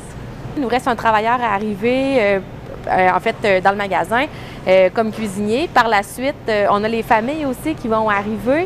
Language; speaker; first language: French; native; French